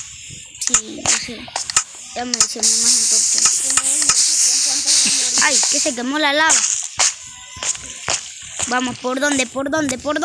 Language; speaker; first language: Spanish; native; Spanish